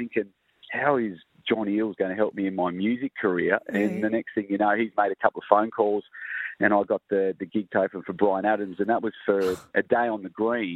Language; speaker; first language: English; native; English